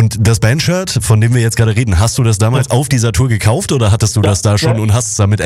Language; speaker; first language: German; native; German